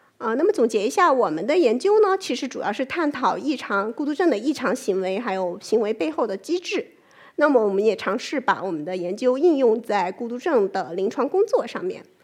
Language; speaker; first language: Chinese; native; Chinese